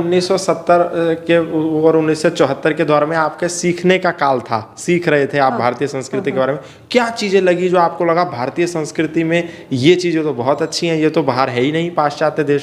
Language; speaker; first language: Hindi; native; Hindi